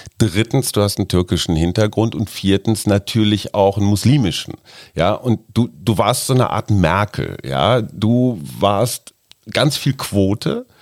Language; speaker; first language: German; native; German